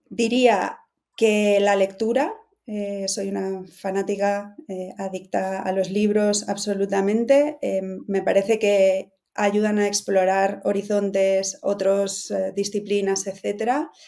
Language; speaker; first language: Spanish; native; Spanish